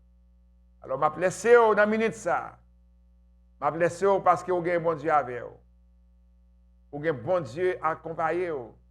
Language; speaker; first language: French; non-native, local second language; Haitian Creole